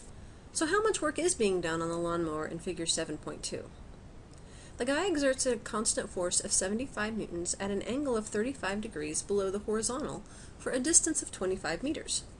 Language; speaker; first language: English; native; English